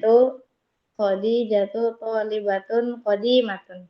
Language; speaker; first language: Arabic; non-native, learner; Indonesian